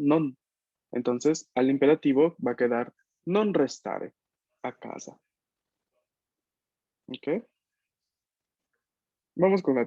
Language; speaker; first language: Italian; non-native, fluent; Spanish